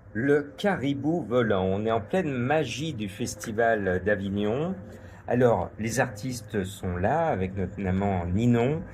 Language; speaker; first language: French; native; French